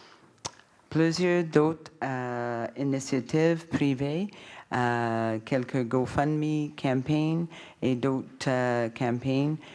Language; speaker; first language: French; non-native, learner; English